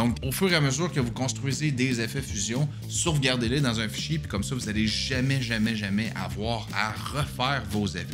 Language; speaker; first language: French; native; French